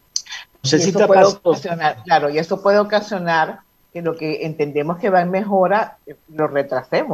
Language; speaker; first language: Spanish; native; Spanish